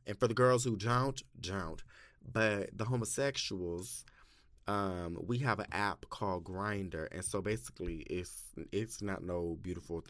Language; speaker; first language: English; native; English